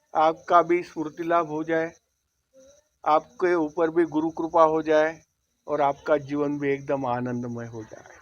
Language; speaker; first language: Hindi; non-native, local second language; Marathi